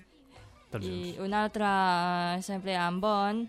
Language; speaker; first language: Catalan; non-native, learner; Indonesian